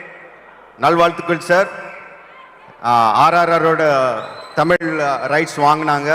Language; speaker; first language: Tamil; non-native, local second language; Telugu